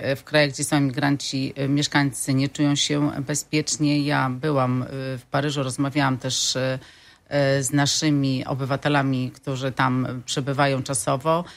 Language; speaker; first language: Polish; native; Polish